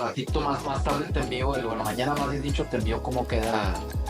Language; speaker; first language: Spanish; native; Spanish